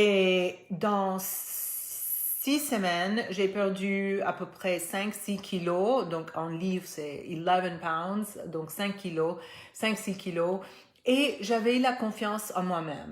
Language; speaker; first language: French; non-native, fluent; Spanish